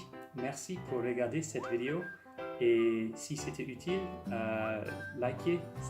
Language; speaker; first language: French; non-native, fluent; English